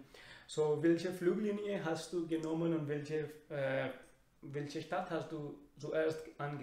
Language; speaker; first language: German; non-native, learner; Urdu